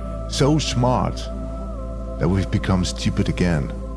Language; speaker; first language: English; non-native, fluent; Dutch